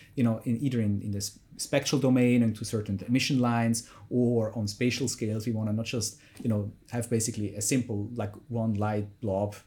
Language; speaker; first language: English; non-native, fluent; German